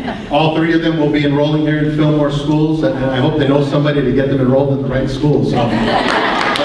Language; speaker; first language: English; early bilingual, other home language; Spanish